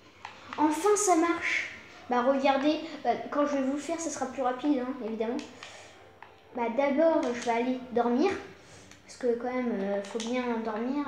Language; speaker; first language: French; native; French